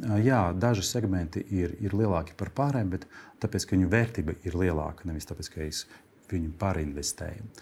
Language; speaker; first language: Latvian; non-native, local second language; Russian